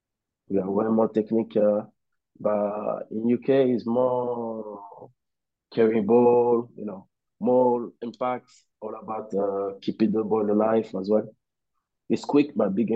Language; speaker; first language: English; non-native, learner; French